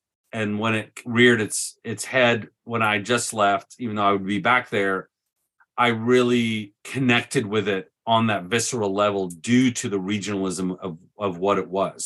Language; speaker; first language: English; native; English